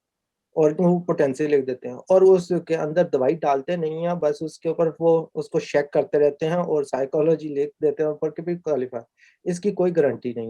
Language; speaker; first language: Urdu; native; Urdu